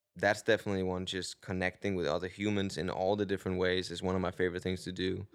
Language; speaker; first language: English; non-native, fluent; Danish